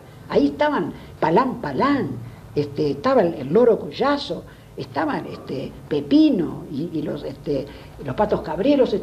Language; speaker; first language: Spanish; native; Spanish